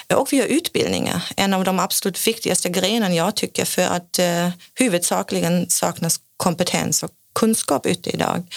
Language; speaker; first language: Swedish; non-native, fluent; German